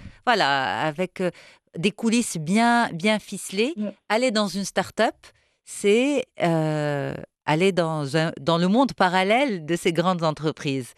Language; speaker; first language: French; non-native, local second language; Arabic